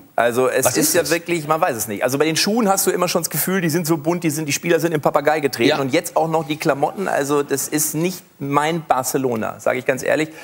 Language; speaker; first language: German; native; German